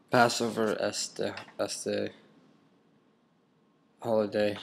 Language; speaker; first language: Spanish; non-native, learner; English